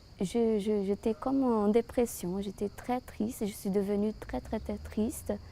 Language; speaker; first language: French; non-native, fluent; Portuguese